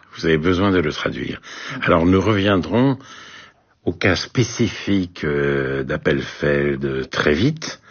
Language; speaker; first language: French; native; French